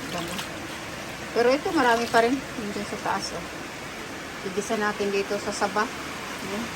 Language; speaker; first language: Filipino; non-native, local second language; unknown